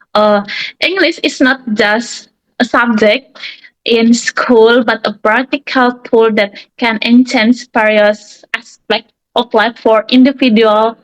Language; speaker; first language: English; non-native, learner; Indonesian